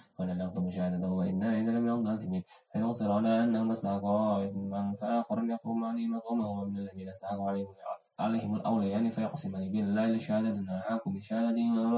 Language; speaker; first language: Arabic; non-native, learner; Indonesian